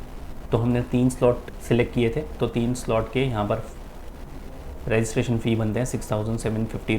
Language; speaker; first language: Hindi; native; Hindi